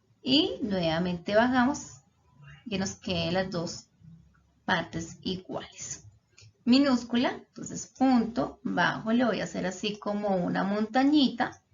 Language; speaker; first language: Spanish; native; Spanish